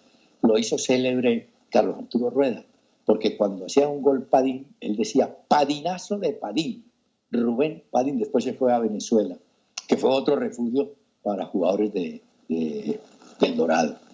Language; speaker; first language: Spanish; native; Spanish